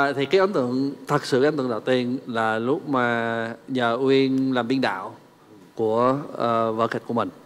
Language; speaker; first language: Vietnamese; non-native, fluent; English